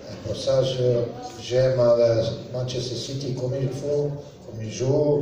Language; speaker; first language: French; non-native, learner; Serbian